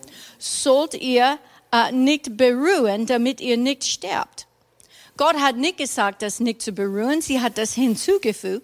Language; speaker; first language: German; non-native, fluent; English